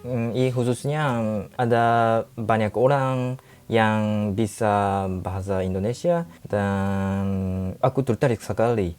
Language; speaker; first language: Indonesian; non-native, learner; Japanese